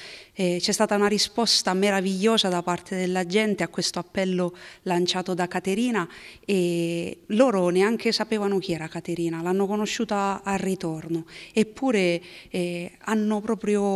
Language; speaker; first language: Italian; native; Italian